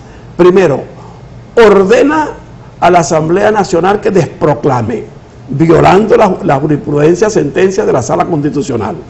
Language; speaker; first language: Spanish; native; Spanish